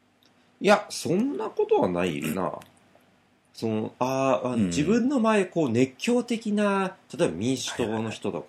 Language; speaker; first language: Japanese; native; Japanese